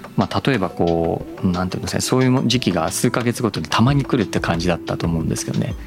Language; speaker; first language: Japanese; native; Japanese